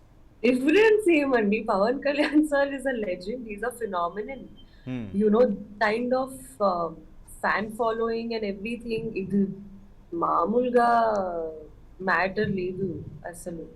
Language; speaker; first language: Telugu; non-native, learner; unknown